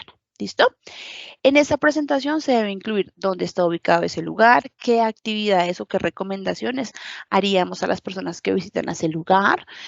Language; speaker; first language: Spanish; native; Spanish